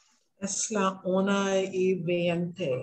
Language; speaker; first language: Spanish; non-native, learner; English